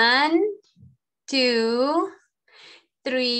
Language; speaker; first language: English; non-native, learner; Spanish